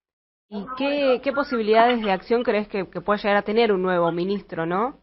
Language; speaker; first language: Spanish; native; Spanish